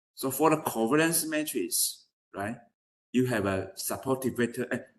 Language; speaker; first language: English; non-native, fluent; Chinese